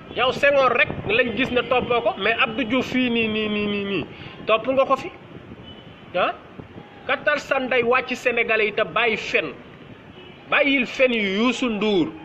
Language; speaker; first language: Wolof; native; Wolof